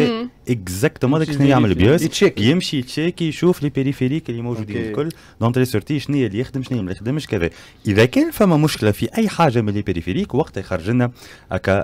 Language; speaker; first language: Arabic; native; Arabic